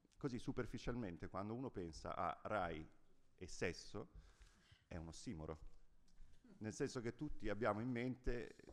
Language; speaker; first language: Italian; native; Italian